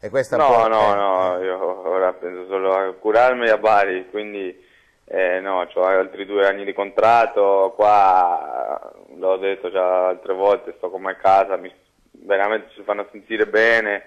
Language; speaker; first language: Italian; non-native, fluent; Spanish